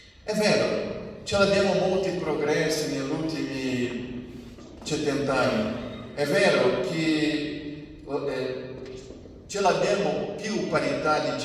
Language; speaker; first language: Italian; non-native, fluent; Portuguese